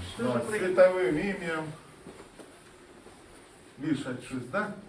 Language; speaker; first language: Ukrainian; non-native, local second language; Russian